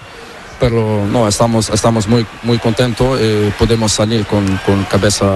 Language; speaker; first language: Spanish; non-native, learner; Portuguese